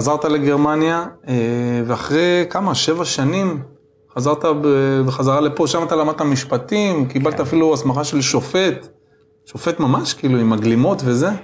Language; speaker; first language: Hebrew; native; Hebrew